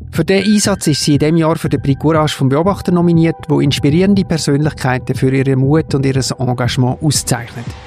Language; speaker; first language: German; native; German